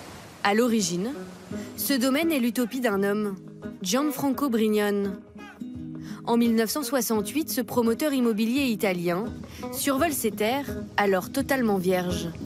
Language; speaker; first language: French; native; French